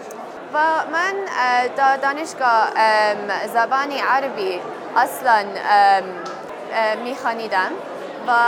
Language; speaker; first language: Persian; non-native, learner; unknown